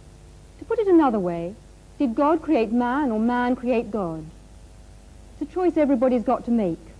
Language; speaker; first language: English; native; English